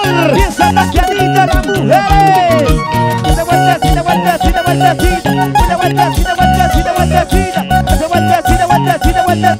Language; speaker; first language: Spanish; native; Spanish